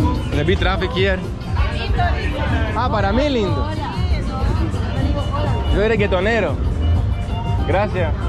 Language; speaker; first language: Spanish; non-native, learner; Greek